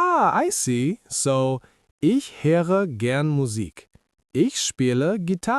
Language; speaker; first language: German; non-native, learner; English